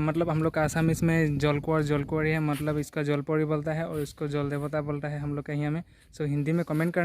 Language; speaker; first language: Hindi; non-native, local second language; Assamese